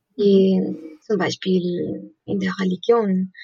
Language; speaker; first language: German; non-native, fluent; Spanish